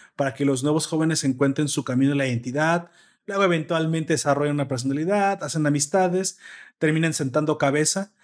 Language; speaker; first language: Spanish; native; Spanish